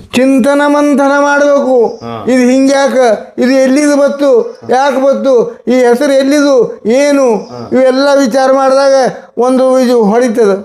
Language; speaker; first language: Kannada; native; Kannada